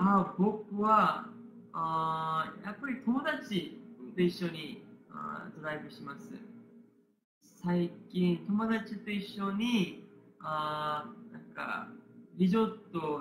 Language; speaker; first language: Japanese; non-native, learner; Korean